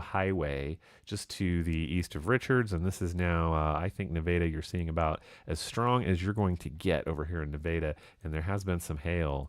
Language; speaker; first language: English; native; English